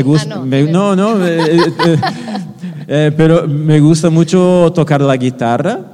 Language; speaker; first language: Spanish; non-native, fluent; Portuguese